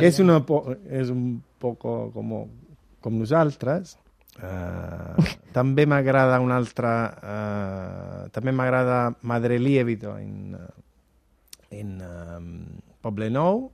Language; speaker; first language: Catalan; non-native, fluent; Italian